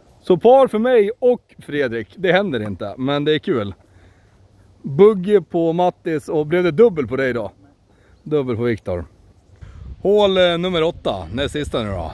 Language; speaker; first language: Swedish; native; Swedish